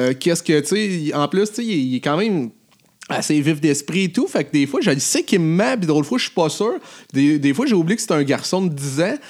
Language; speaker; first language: French; native; French